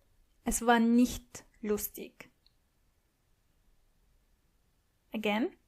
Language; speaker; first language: German; non-native, fluent; English